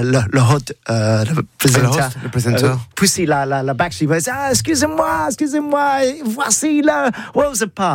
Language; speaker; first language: French; non-native, learner; English